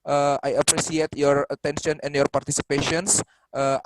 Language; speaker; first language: English; non-native, fluent; Indonesian